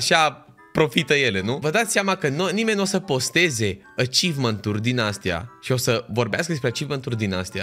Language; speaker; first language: Romanian; native; Romanian